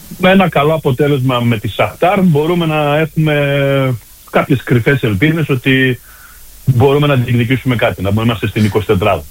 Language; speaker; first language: Greek; native; Greek